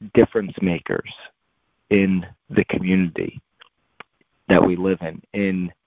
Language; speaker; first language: English; native; English